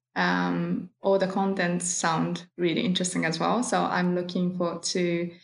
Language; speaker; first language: English; non-native, fluent; Japanese